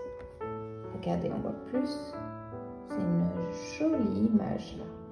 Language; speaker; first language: French; native; French